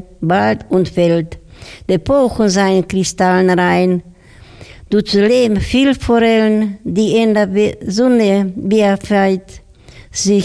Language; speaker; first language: German; non-native, fluent; Slovak